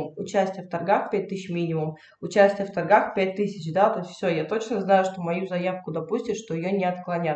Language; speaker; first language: Russian; native; Russian